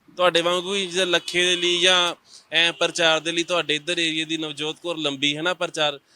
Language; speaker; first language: Punjabi; native; Punjabi